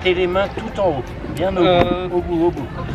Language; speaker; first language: French; native; French